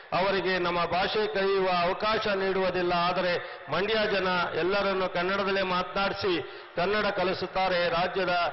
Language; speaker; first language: Kannada; native; Kannada